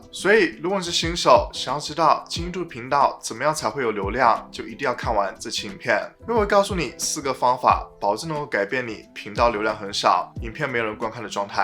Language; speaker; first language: Chinese; native; Chinese